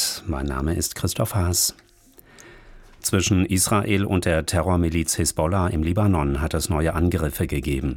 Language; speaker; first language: German; native; German